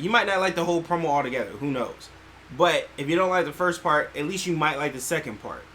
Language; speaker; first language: English; native; English